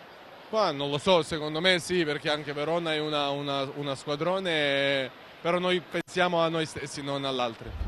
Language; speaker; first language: Italian; non-native, fluent; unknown